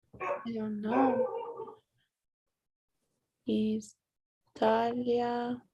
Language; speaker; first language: English; non-native, learner; Spanish